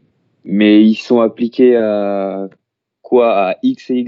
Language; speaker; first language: French; native; French